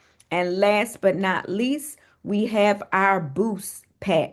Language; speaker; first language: English; native; English